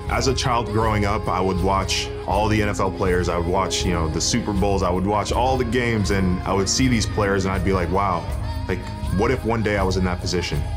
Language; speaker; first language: English; native; English